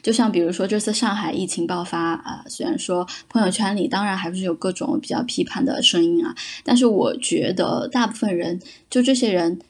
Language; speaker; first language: Chinese; native; Chinese